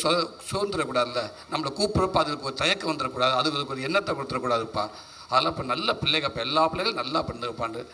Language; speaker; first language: Tamil; native; Tamil